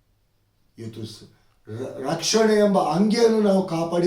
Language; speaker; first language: Kannada; native; Kannada